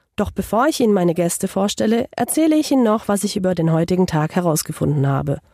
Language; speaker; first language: German; non-native, fluent; Hungarian